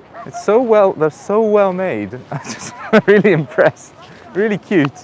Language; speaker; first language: English; native; English